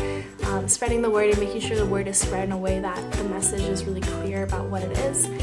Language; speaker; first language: English; native; English